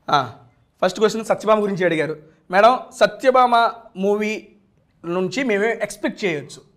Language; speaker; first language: Telugu; native; Telugu